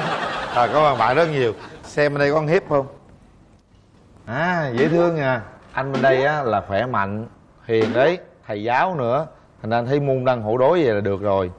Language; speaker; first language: Vietnamese; native; Vietnamese